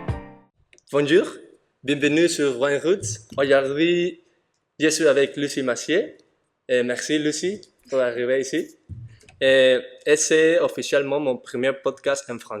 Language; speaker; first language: French; non-native, learner; Spanish